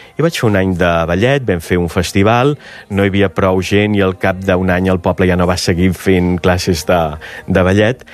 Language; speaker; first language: Catalan; native; Catalan